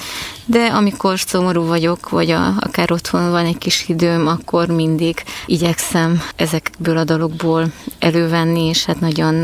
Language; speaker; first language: Hungarian; native; Hungarian